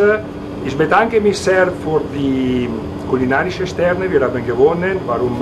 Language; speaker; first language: German; non-native, learner; Italian